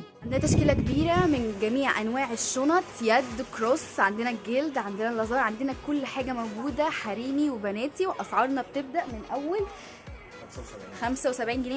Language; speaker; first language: Arabic; native; Arabic